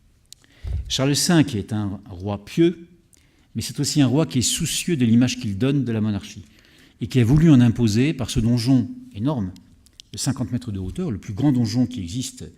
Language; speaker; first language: French; native; French